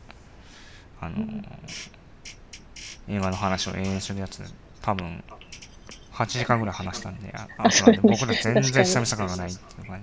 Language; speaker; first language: Japanese; native; Japanese